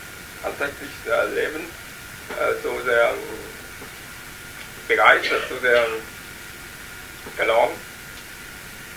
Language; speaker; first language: German; non-native, learner; Vietnamese